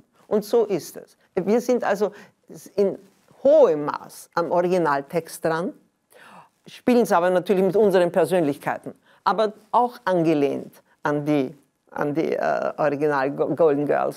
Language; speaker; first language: German; native; German